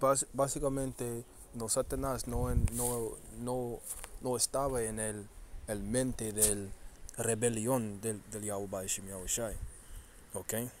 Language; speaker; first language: Spanish; early bilingual, heritage; Spanish